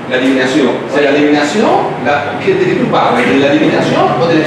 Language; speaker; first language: French; non-native, learner; Spanish